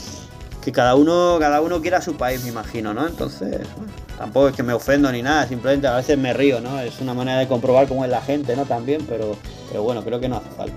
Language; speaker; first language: Spanish; native; Spanish